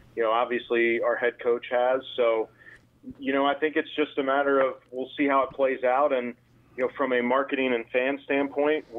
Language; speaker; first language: English; native; English